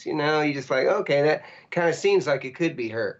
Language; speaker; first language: English; native; English